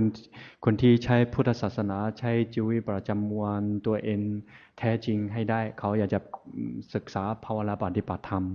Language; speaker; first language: Thai; non-native, fluent; Chinese